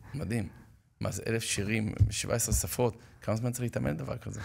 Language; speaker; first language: Hebrew; native; Hebrew